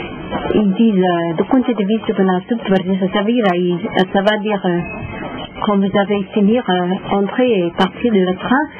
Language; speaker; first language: French; non-native, learner; English